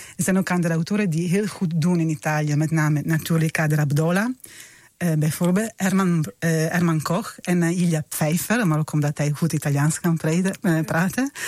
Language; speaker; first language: Dutch; non-native, fluent; Italian